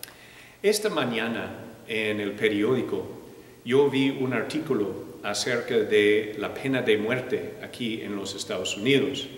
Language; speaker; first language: Spanish; non-native, fluent; English